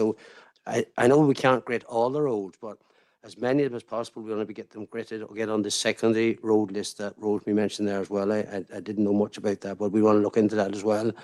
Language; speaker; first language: English; native; English